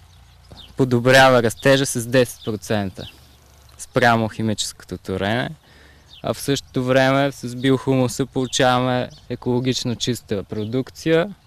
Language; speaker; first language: Bulgarian; native; Bulgarian